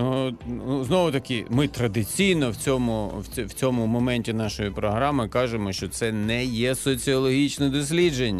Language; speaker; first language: Ukrainian; native; Ukrainian